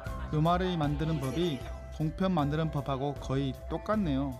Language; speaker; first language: Korean; native; Korean